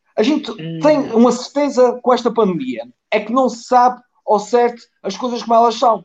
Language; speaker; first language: Portuguese; native; Portuguese